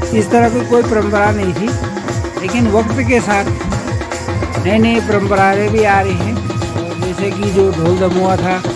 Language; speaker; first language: Hindi; non-native, local second language; Garhwali